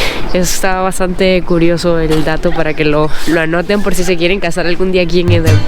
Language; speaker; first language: Spanish; native; Spanish